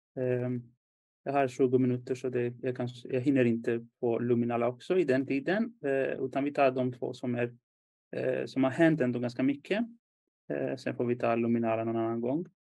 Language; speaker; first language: Swedish; non-native, fluent; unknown